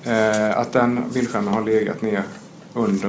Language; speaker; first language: Swedish; native; Swedish